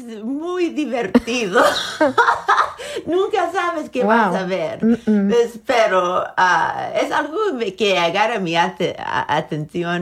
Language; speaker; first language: Spanish; early bilingual, heritage; Spanish